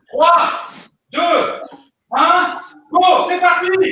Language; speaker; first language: French; native; French